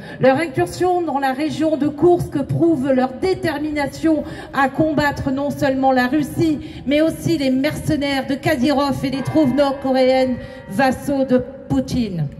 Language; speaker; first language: French; native; French